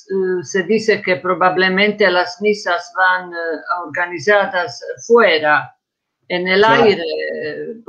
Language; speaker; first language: Spanish; non-native, fluent; Croatian